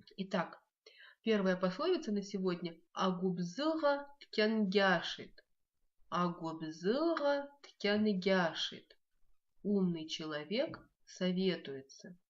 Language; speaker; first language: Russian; non-native, local second language; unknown